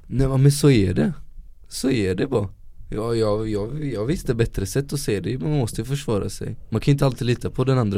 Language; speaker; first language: Swedish; non-native, fluent; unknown